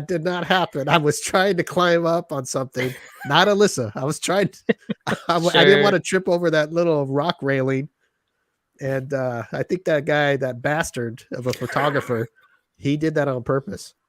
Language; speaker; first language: English; native; English